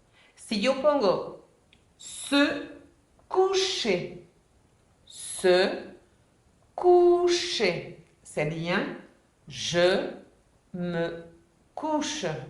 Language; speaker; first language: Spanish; non-native, fluent; French